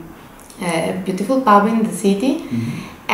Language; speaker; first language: English; non-native, learner; Italian